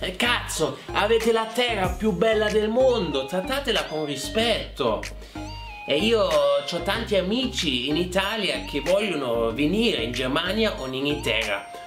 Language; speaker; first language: Italian; non-native, fluent; German